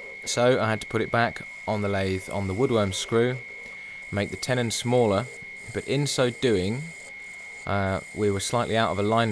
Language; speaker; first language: English; native; English